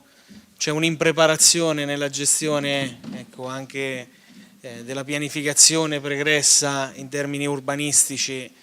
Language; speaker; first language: Italian; native; Italian